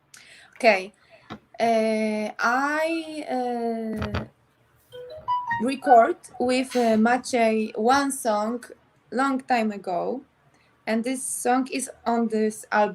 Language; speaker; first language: English; non-native, learner; Polish